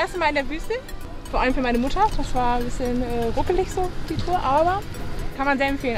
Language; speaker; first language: German; native; German